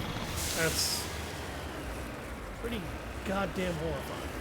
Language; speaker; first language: English; native; English